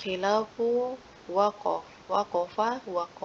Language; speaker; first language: Arabic; non-native, fluent; Indonesian